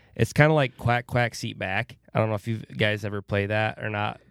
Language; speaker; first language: English; native; English